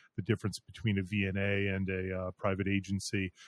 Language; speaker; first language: English; native; English